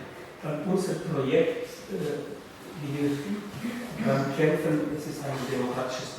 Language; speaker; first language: German; non-native, fluent; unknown